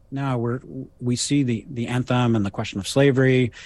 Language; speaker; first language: English; native; English